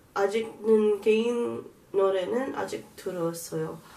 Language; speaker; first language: Korean; non-native, learner; English